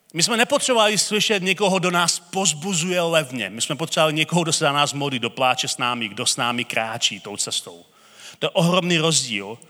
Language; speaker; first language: Czech; native; Czech